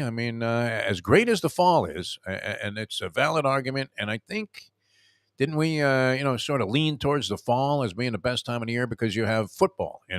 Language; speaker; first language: English; native; English